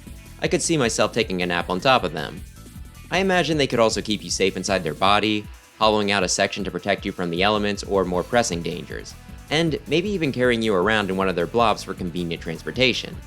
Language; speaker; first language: English; native; English